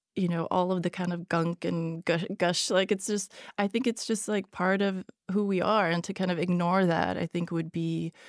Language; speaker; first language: English; non-native, fluent; Hungarian